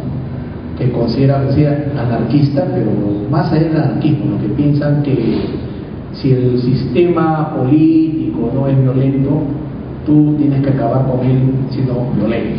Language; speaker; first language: Spanish; native; Spanish